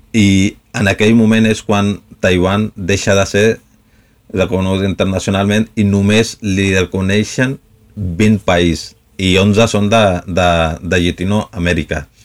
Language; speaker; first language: Catalan; non-native, fluent; Spanish